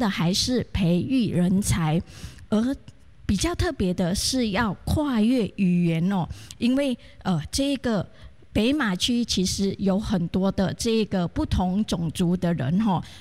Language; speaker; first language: Chinese; native; Chinese